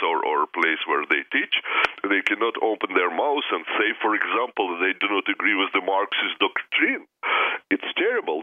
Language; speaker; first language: English; non-native, fluent; Russian